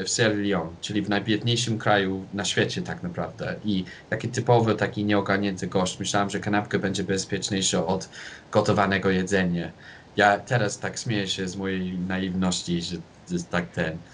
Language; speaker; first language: Polish; non-native, fluent; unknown